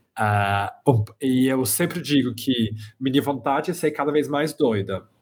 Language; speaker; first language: Portuguese; non-native, fluent; English